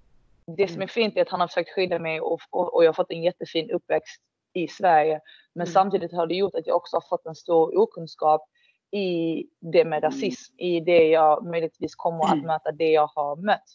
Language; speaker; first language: Swedish; native; Swedish